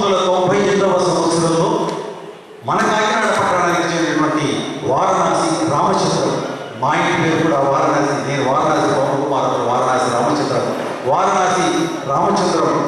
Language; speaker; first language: Telugu; native; Telugu